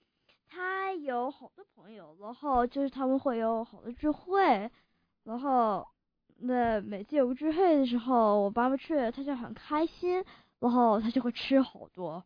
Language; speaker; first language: Chinese; early bilingual, heritage; Chinese